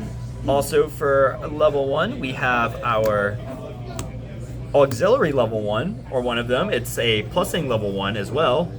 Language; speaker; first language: English; native; English